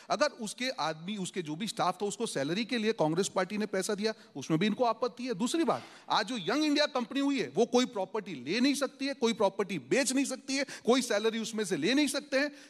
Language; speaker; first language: Hindi; non-native, local second language; Gujarati